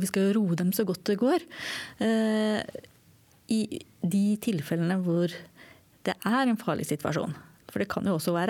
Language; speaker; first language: Norwegian; native; Norwegian